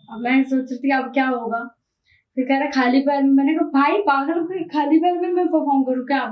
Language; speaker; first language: Hindi; non-native, local second language; Bangla